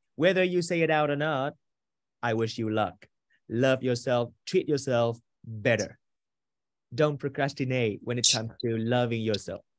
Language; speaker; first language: English; non-native, fluent; Vietnamese